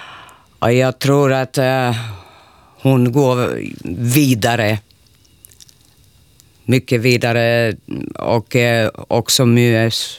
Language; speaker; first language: Swedish; non-native, learner; Finnish